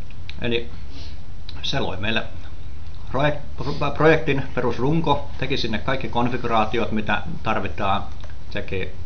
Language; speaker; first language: Finnish; native; Finnish